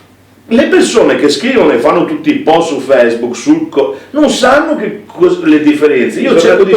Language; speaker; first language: Italian; native; Italian